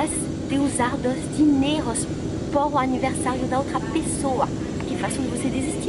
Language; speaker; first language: Portuguese; non-native, fluent; French